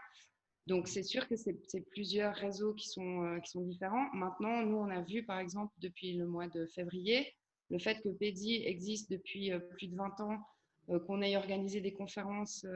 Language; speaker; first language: French; native; French